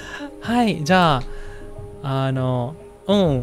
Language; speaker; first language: Japanese; non-native, learner; Indonesian